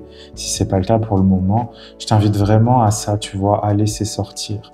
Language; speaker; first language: French; native; French